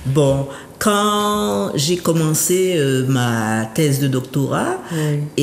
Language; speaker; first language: French; native; French